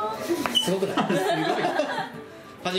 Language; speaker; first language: Japanese; native; Japanese